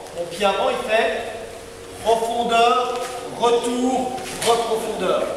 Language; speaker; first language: French; native; French